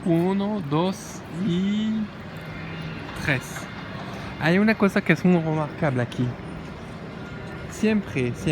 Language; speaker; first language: Spanish; non-native, learner; French